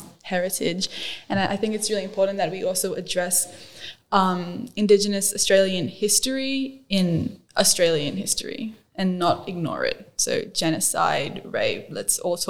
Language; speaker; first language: English; non-native, local second language; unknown